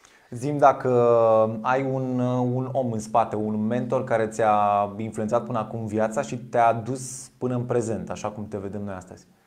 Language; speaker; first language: Romanian; native; Romanian